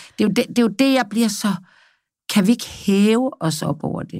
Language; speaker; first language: Danish; native; Danish